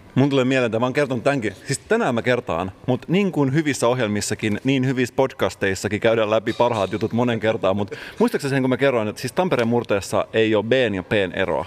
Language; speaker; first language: Finnish; native; Finnish